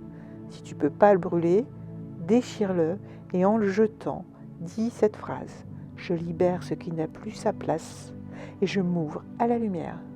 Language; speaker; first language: French; native; French